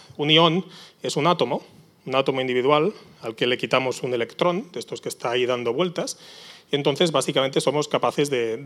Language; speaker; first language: Spanish; native; Spanish